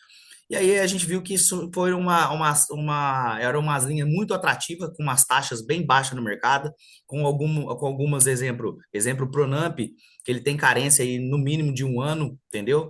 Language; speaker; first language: Portuguese; native; Portuguese